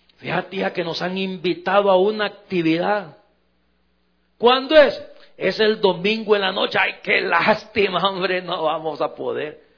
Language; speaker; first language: Spanish; native; Spanish